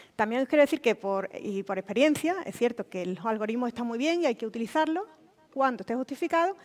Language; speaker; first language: Spanish; native; Spanish